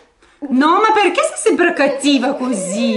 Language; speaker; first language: Italian; early bilingual, other home language; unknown